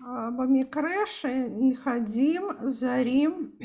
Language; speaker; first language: Hebrew; non-native, fluent; Russian